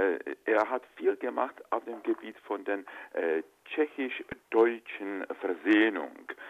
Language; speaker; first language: German; non-native, fluent; Czech